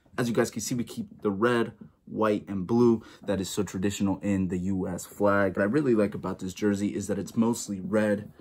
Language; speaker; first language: English; native; English